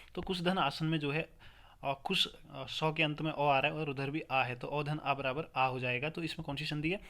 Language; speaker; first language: Hindi; native; Hindi